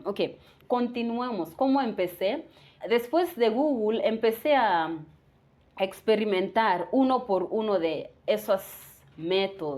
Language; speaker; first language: Spanish; non-native, fluent; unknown